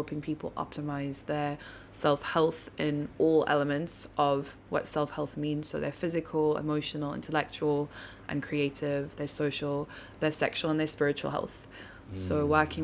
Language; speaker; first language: English; native; English